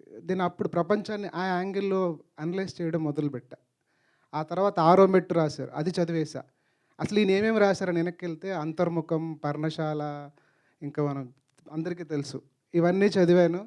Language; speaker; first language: Telugu; native; Telugu